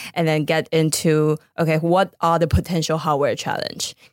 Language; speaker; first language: English; non-native, fluent; Chinese